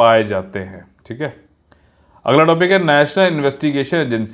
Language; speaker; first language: Hindi; native; Hindi